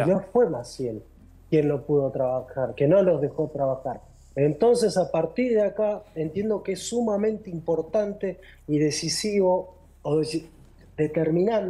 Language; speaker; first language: Spanish; native; Spanish